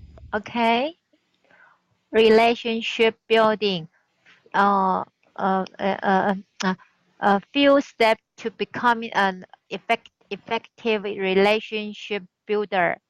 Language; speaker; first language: English; non-native, learner; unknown